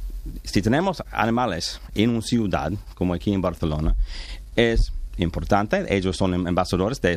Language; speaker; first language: Spanish; non-native, learner; English